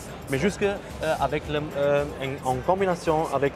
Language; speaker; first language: French; non-native, learner; German